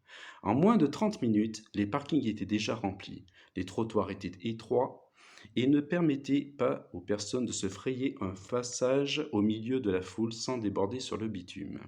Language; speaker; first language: French; native; French